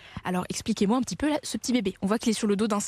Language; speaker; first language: French; native; French